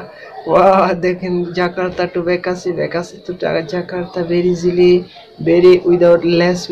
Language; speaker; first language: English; non-native, local second language; Bangla